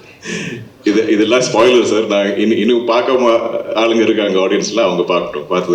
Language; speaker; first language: Tamil; non-native, local second language; Malayalam